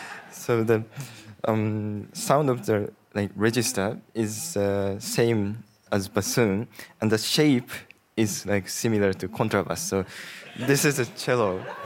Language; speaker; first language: English; non-native, learner; Japanese